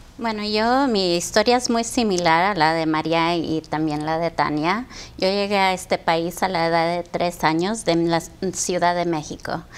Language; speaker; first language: Spanish; early bilingual, heritage; Spanish